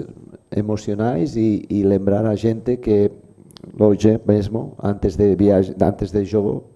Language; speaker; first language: Portuguese; non-native, learner; Spanish